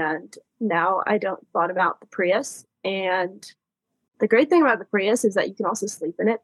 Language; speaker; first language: English; native; English